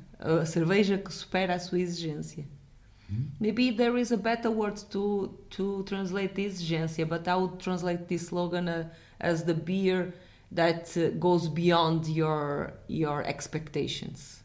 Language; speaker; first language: English; non-native, fluent; Portuguese